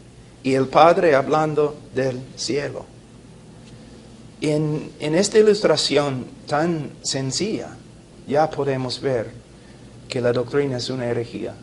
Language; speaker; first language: Spanish; non-native, fluent; English